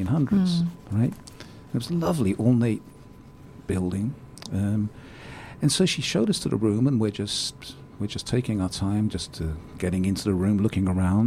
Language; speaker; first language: English; native; English